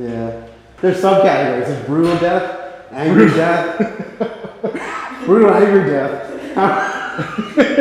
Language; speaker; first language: English; native; English